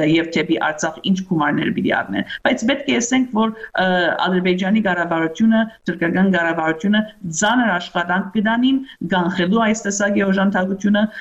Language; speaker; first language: Armenian; early bilingual, heritage; Armenian